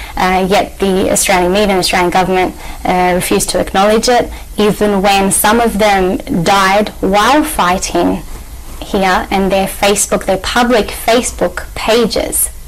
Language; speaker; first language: English; native; English